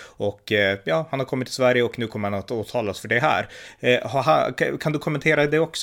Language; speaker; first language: Swedish; native; Swedish